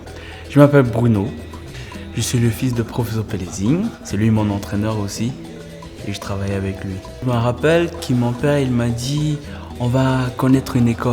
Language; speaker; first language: French; early bilingual, other home language; Portuguese